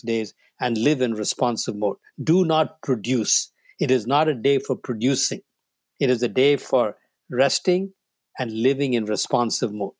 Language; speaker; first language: English; non-native, local second language; Tamil